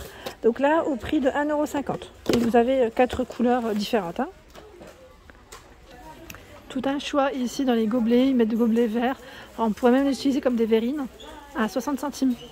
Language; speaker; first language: French; native; French